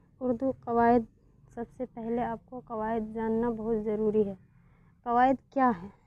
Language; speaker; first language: Urdu; native; Urdu